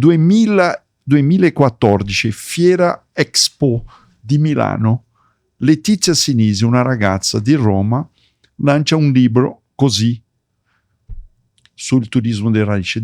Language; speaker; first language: Italian; early bilingual, heritage; Portuguese